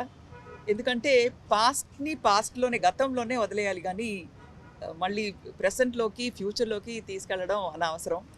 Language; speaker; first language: Telugu; non-native, local second language; Tamil